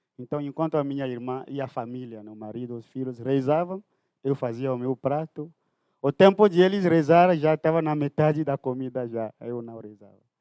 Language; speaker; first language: Portuguese; non-native, fluent; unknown